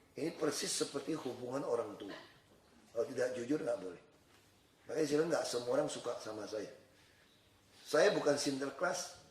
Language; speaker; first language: Indonesian; native; Indonesian